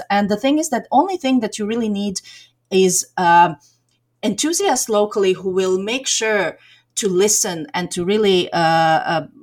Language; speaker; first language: English; non-native, fluent; Serbian